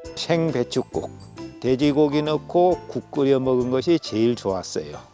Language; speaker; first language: Korean; native; Korean